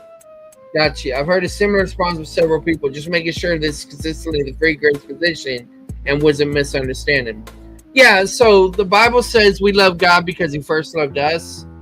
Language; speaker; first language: English; native; English